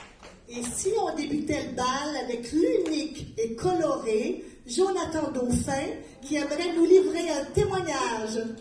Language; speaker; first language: French; native; French